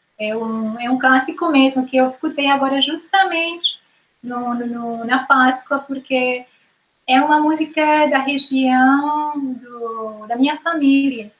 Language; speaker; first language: Portuguese; non-native, fluent; Hungarian